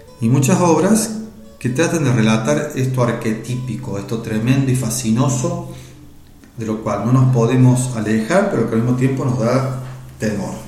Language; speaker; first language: Spanish; native; Spanish